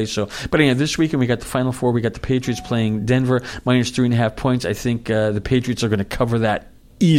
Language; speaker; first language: English; native; English